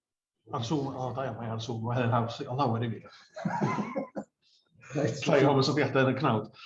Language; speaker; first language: Welsh; native; Welsh